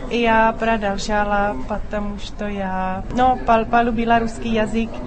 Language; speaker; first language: Russian; non-native, fluent; Czech